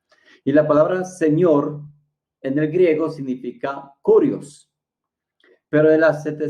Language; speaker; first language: Spanish; native; Spanish